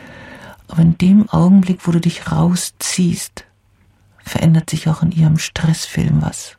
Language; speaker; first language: German; native; German